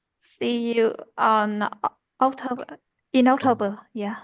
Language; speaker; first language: English; non-native, learner; Vietnamese